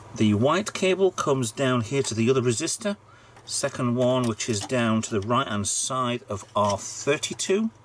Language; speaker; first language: English; native; English